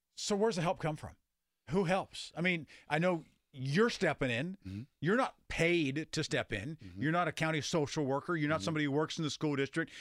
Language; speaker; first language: English; native; English